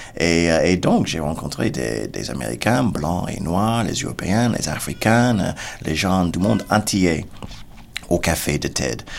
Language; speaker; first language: French; non-native, fluent; English